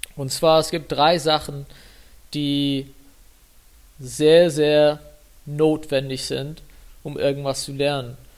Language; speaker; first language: German; non-native, fluent; English